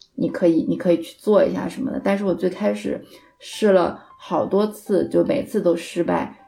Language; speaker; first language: Chinese; native; Chinese